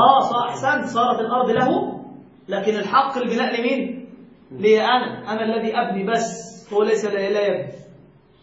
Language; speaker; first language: Arabic; native; Arabic